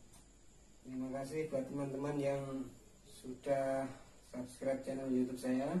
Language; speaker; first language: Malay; non-native, local second language; Javanese